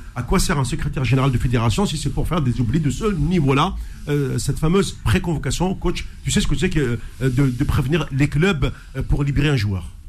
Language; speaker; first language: French; non-native, local second language; Arabic